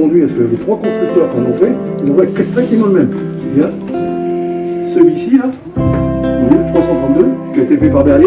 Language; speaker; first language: French; native; French